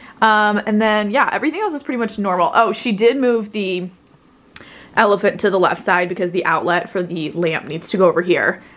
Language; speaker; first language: English; native; English